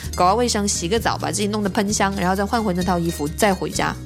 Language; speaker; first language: Chinese; native; Chinese